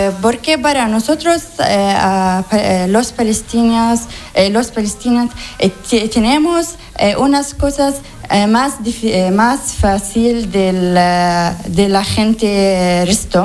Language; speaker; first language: Spanish; non-native, learner; Arabic